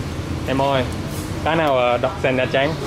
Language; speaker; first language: Vietnamese; non-native, learner; English